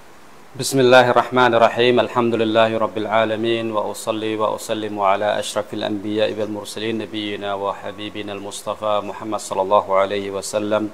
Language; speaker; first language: Arabic; non-native, fluent; Western Cham